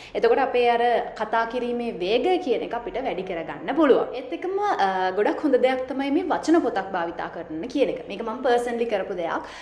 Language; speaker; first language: Sinhala; native; Sinhala